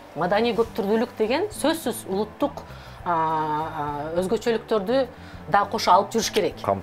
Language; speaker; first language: Kyrgyz; native; Kyrgyz